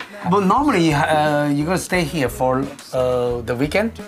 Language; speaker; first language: English; non-native, local second language; Cantonese